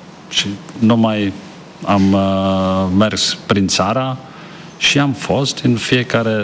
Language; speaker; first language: Romanian; non-native, learner; Czech